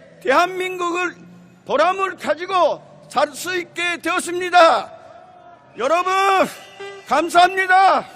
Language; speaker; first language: Korean; non-native, fluent; Japanese